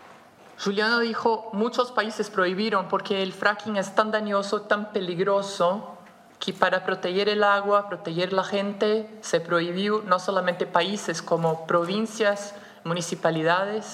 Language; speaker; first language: Spanish; non-native, fluent; Portuguese